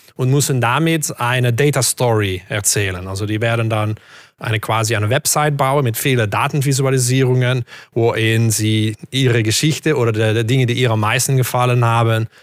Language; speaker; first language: German; non-native, fluent; Dutch